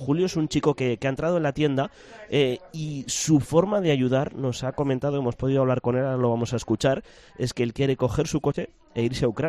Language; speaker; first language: Spanish; native; Spanish